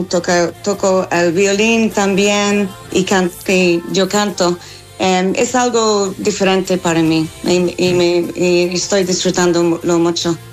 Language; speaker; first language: Spanish; non-native, fluent; English